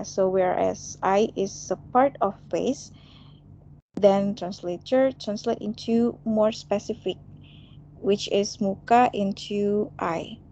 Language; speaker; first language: English; non-native, fluent; Indonesian